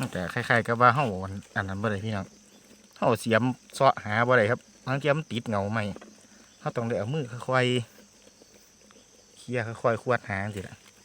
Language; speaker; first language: Thai; native; Thai